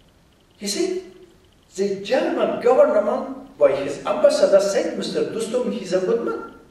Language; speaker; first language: English; non-native, fluent; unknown